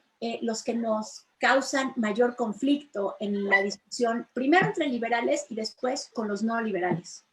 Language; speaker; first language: Spanish; native; Spanish